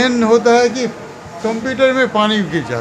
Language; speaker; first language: Hindi; non-native, local second language; Bangla